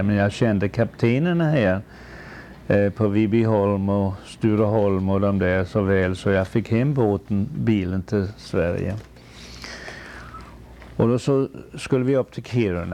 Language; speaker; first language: Swedish; early bilingual, heritage; Swedish